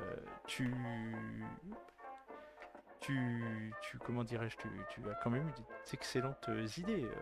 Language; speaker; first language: French; native; French